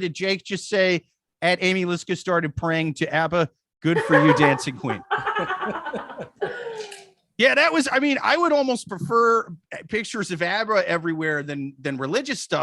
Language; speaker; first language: English; native; English